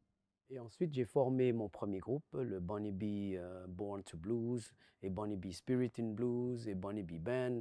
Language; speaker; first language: French; early bilingual, other home language; Khmer